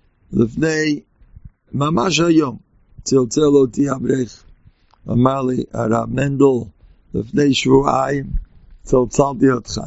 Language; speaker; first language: Hebrew; non-native, fluent; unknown